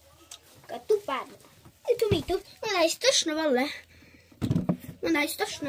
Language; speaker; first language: Swedish; early bilingual, other home language; Filipino